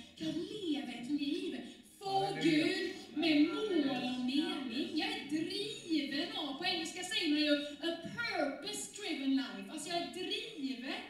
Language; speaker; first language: Swedish; native; Swedish